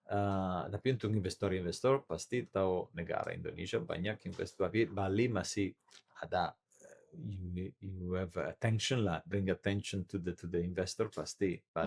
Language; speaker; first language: Indonesian; non-native, learner; Italian